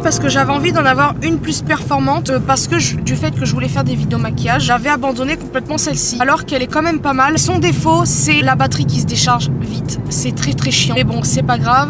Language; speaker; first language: French; native; French